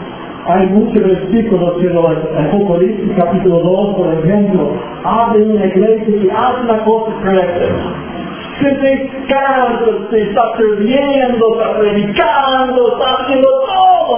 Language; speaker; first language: Spanish; non-native, fluent; English